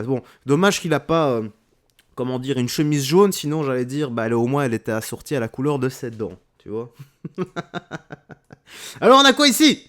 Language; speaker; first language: French; native; French